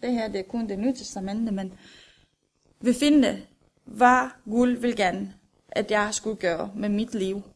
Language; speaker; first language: Danish; non-native, fluent; Romanian